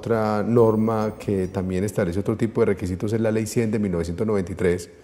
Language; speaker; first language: Spanish; native; Spanish